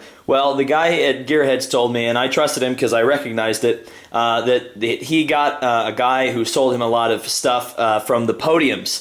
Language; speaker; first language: English; native; English